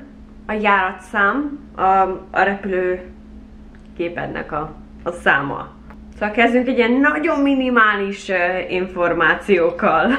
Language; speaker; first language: Hungarian; early bilingual, heritage; Hungarian